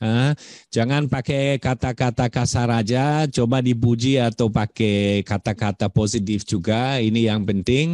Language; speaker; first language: Indonesian; non-native, fluent; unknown